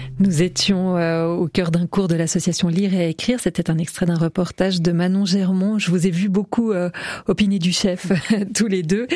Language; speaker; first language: French; native; French